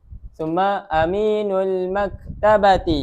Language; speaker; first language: Arabic; non-native, learner; Malay